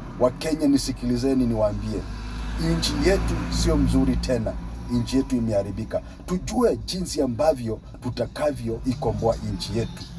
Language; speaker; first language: Swahili; non-native, local second language; Luyia